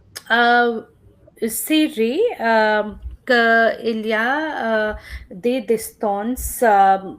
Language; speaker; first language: French; non-native, fluent; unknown